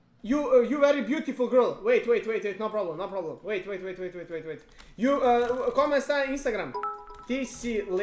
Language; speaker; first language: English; non-native, learner; Serbian